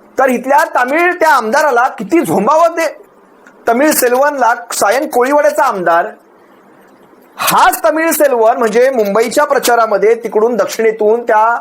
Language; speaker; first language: Marathi; native; Marathi